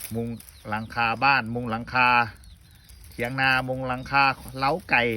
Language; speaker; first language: Thai; non-native, local second language; Northeastern Thai